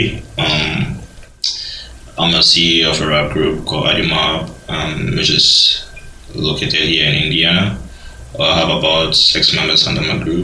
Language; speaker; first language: English; non-native, local second language; Igbo